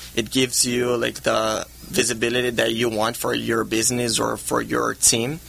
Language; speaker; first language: English; non-native, fluent; Portuguese